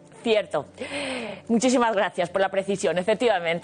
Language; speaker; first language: Spanish; native; Spanish